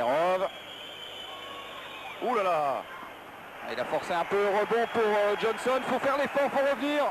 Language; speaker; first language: French; native; French